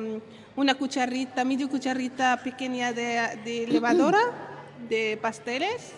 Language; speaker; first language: Spanish; non-native, learner; Arabic